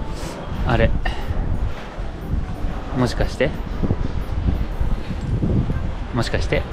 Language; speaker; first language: Japanese; native; Japanese